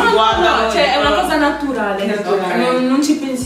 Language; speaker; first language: Italian; early bilingual, other home language; English